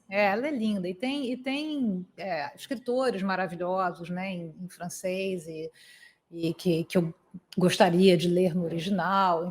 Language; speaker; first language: Portuguese; native; Portuguese